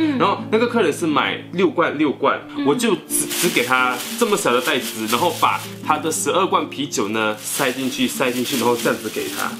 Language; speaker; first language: Chinese; native; Chinese